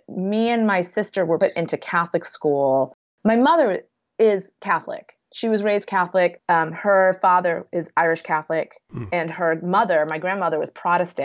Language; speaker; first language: English; native; English